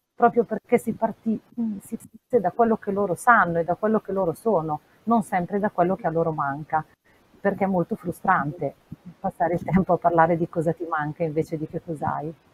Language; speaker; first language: Italian; native; Italian